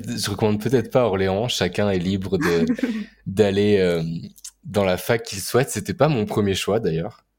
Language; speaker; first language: French; native; French